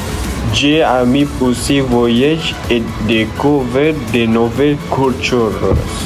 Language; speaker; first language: French; non-native, learner; Malay